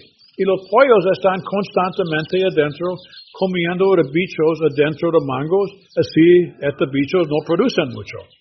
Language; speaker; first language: Spanish; non-native, learner; English